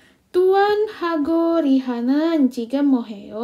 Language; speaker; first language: Korean; non-native, learner; Indonesian